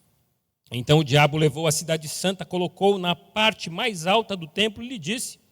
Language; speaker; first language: Portuguese; native; Portuguese